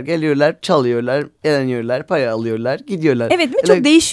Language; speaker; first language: Turkish; non-native, learner; Arabic